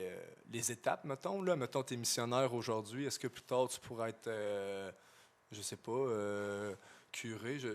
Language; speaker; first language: French; native; French